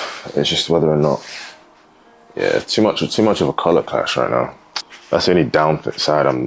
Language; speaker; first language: English; native; English